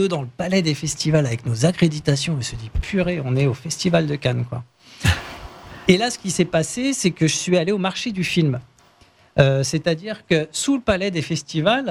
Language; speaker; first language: French; native; French